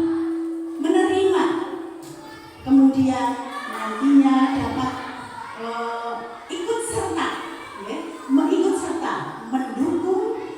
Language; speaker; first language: Indonesian; non-native, local second language; Javanese